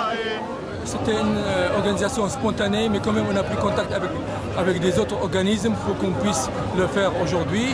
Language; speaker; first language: French; non-native, fluent; Arabic